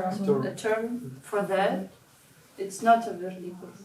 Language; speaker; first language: English; non-native, learner; Russian